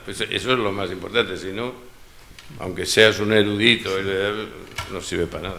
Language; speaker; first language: Spanish; native; Spanish